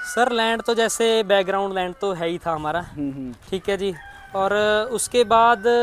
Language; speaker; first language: Hindi; native; Hindi